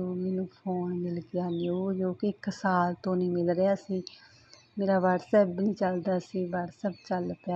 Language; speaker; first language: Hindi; non-native, local second language; Punjabi